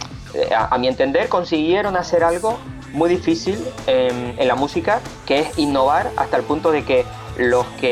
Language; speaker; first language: Spanish; native; Spanish